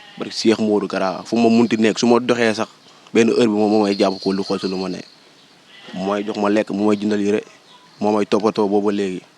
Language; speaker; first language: Wolof; native; Wolof